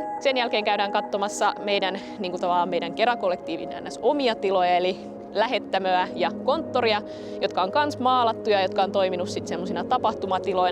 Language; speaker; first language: Finnish; native; Finnish